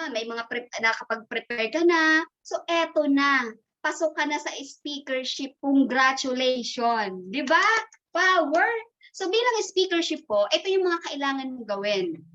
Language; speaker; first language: Filipino; non-native, local second language; Masbatenyo